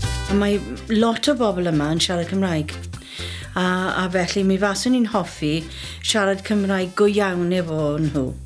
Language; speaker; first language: Welsh; non-native, learner; English